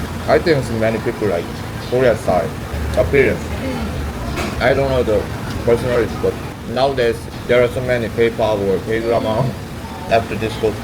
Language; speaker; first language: English; non-native, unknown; Korean